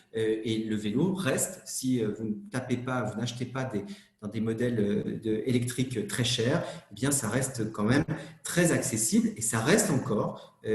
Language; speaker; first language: French; native; French